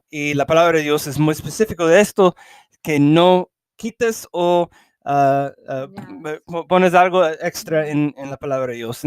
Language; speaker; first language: Spanish; early bilingual, heritage; English